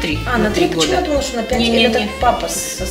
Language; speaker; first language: Russian; native; Russian